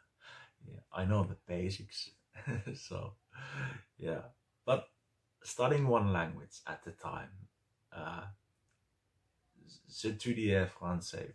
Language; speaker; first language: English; non-native, fluent; Finnish